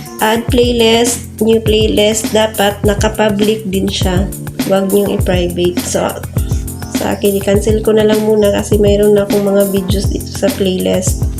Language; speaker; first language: Filipino; non-native, local second language; Cebuano